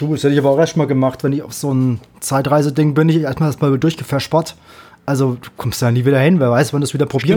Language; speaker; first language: German; native; German